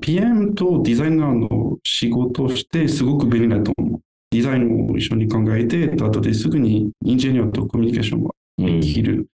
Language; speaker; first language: Japanese; non-native, learner; French